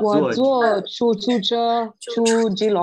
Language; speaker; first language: Chinese; non-native, learner; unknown